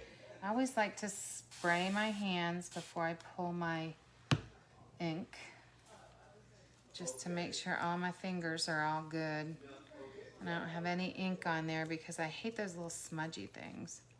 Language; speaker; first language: English; native; English